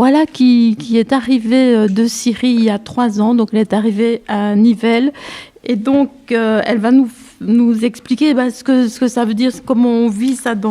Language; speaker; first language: French; native; French